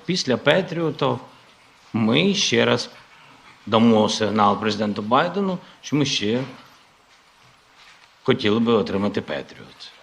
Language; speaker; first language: Ukrainian; non-native, local second language; Russian